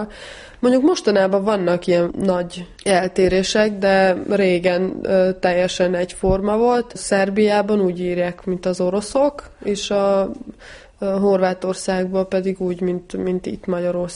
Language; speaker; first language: Hungarian; non-native, fluent; Serbian